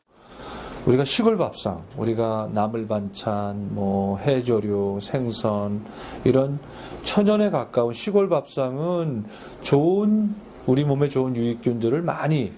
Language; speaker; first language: Korean; native; Korean